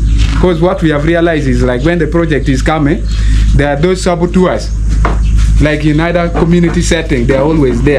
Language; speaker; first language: English; non-native, local second language; Acoli